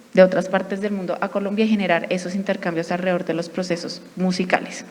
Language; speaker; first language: Spanish; native; Spanish